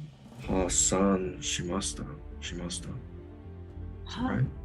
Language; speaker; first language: Japanese; non-native, learner; English